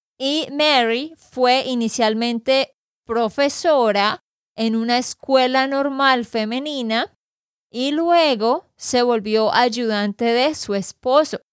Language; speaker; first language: Spanish; native; Spanish